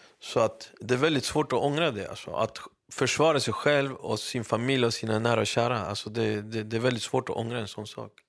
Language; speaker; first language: Swedish; early bilingual, other home language; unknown